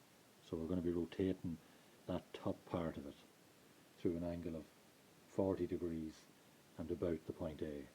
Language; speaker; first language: English; native; English